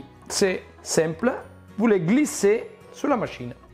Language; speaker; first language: French; non-native, fluent; Italian